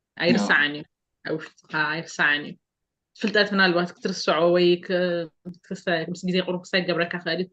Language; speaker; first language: Tigrinya; native; Tigrinya